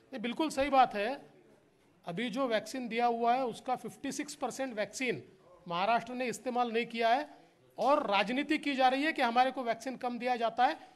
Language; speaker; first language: Hindi; non-native, local second language; Marathi